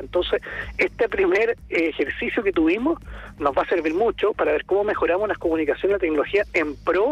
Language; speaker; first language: Spanish; native; Spanish